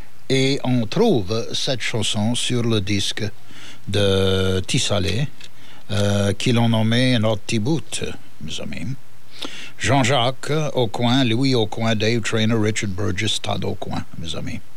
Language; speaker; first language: French; early bilingual, heritage; French